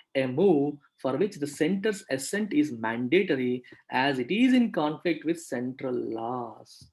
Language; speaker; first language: English; non-native, local second language; Telugu